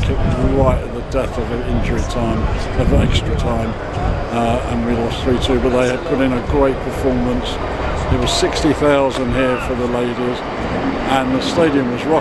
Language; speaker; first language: English; native; English